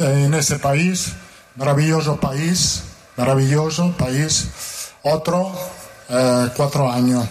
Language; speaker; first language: Portuguese; non-native, fluent; Italian